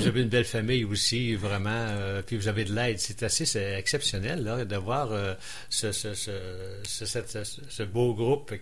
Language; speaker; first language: French; native; French